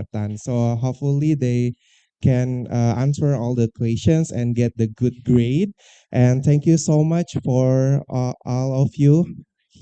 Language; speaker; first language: English; non-native, learner; Indonesian